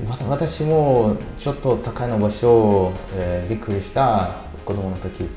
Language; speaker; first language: Japanese; non-native, learner; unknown